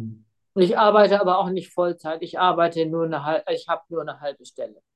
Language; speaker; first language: German; native; German